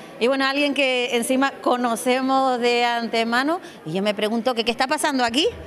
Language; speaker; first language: Spanish; native; Spanish